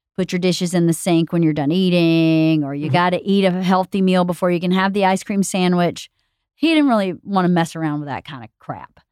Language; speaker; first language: English; native; English